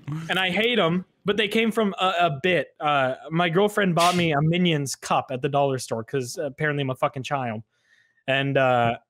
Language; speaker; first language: English; native; English